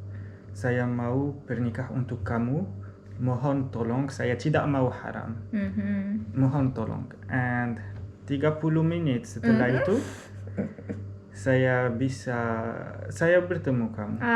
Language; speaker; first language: Indonesian; non-native, learner; Arabic